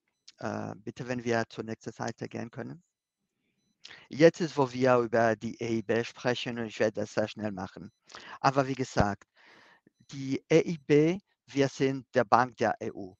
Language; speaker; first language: German; non-native, fluent; Spanish